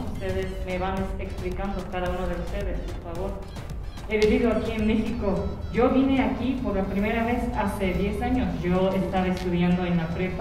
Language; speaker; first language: Spanish; non-native, fluent; Japanese